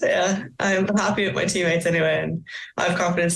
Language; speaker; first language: English; native; English